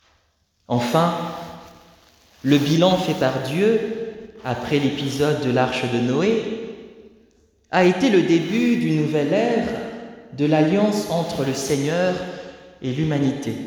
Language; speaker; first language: French; native; French